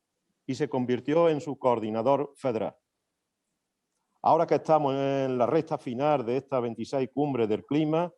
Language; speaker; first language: Spanish; native; Spanish